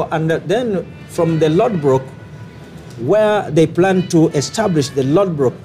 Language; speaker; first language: English; non-native, local second language; Kinyarwanda